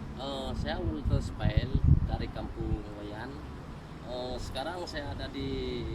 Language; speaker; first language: Indonesian; non-native, local second language; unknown